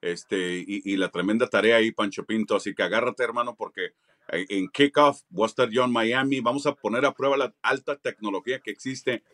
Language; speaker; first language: Spanish; early bilingual, heritage; Spanish